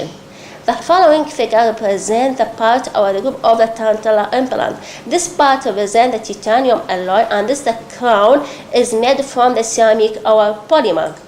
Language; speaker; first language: English; non-native, local second language; Arabic